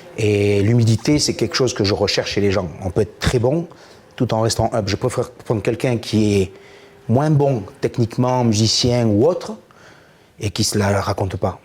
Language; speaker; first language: French; native; French